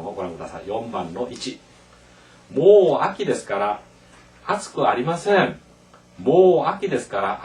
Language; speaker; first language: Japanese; non-native, fluent; Korean